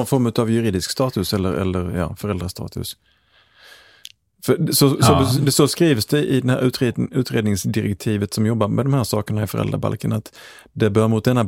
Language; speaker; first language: Swedish; native; Swedish